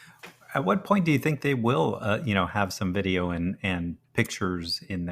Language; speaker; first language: English; native; English